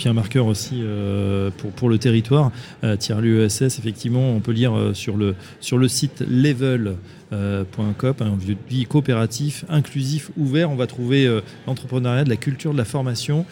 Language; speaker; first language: French; native; French